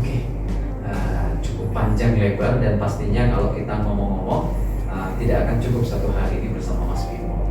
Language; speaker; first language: Indonesian; non-native, local second language; Javanese